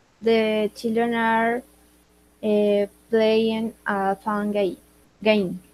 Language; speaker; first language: English; non-native, learner; Spanish